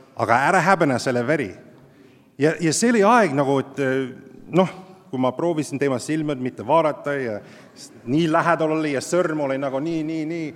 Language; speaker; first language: Estonian; non-native, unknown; English